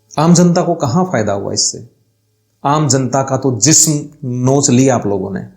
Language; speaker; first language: Hindi; native; Hindi